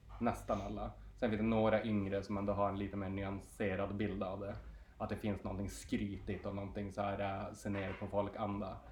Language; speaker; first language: Swedish; native; Swedish